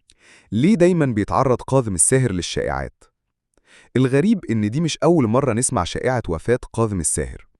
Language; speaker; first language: Arabic; native; Arabic